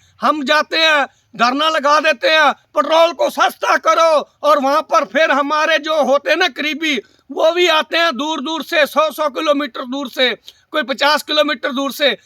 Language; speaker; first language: Hindi; non-native, local second language; Punjabi